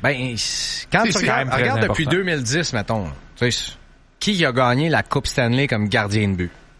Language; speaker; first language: French; native; French